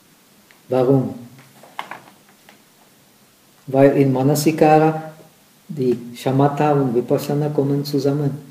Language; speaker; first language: German; non-native, fluent; Czech